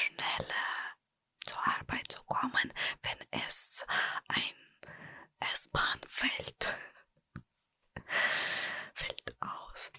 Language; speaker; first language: German; non-native, fluent; Russian